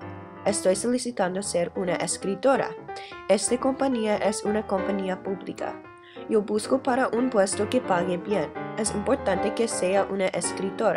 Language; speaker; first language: Spanish; non-native, learner; English